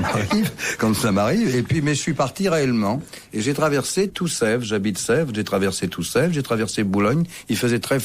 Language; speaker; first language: French; native; French